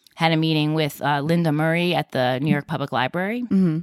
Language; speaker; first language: English; native; English